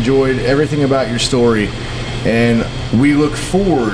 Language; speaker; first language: English; native; English